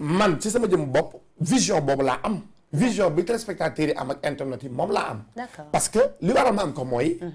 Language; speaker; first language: Wolof; native; Wolof